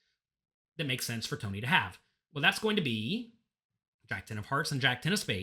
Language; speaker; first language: English; native; English